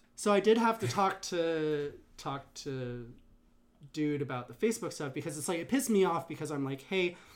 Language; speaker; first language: English; native; English